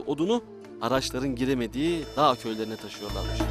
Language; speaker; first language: Turkish; native; Turkish